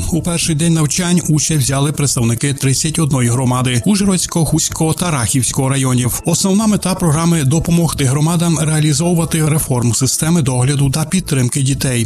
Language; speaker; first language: Ukrainian; non-native, local second language; Hungarian